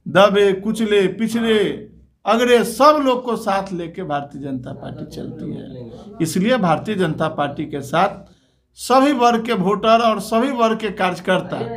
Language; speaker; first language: Hindi; native; Hindi